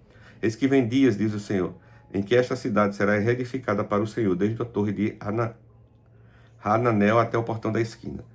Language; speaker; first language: Portuguese; native; Portuguese